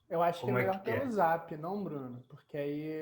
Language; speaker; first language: Portuguese; native; Portuguese